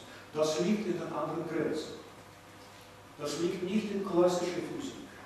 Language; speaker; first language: German; non-native, fluent; Russian